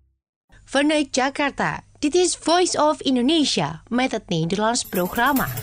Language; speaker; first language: Dutch; non-native, fluent; Indonesian